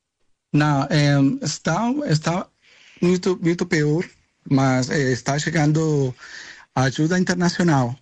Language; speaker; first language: Portuguese; non-native, learner; Spanish